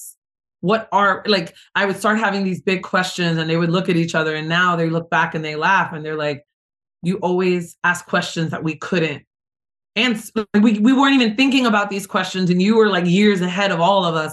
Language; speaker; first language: English; native; English